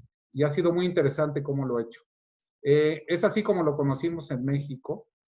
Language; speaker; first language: Spanish; native; Spanish